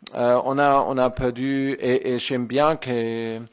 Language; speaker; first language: French; non-native, fluent; German